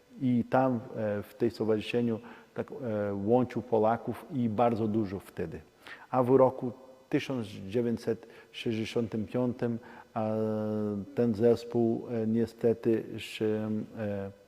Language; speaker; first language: Polish; non-native, learner; Portuguese